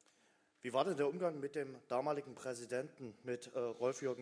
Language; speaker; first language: German; native; German